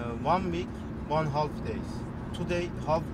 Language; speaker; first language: English; non-native, learner; Turkish